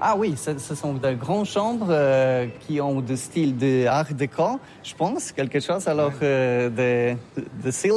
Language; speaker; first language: French; non-native, learner; Polish